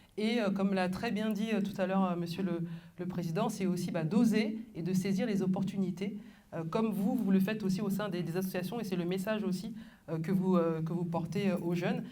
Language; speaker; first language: French; early bilingual, other home language; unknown